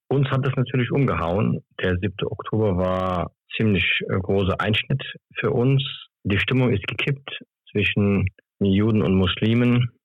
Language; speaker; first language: German; early bilingual, other home language; Turkish